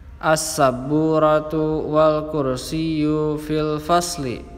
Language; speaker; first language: Arabic; non-native, fluent; Indonesian